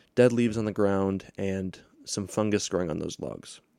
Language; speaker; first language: English; native; English